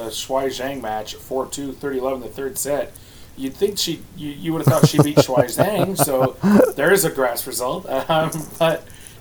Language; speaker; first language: English; native; English